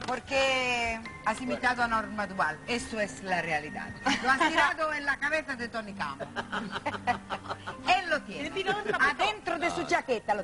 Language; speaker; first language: Spanish; native; Spanish